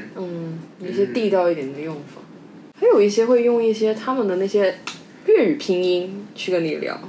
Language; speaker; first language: Chinese; non-native, local second language; Min Nan Chinese